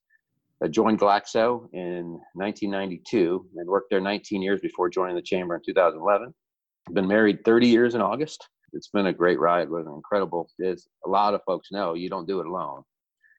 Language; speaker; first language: English; native; English